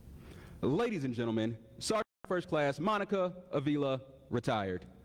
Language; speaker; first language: English; native; English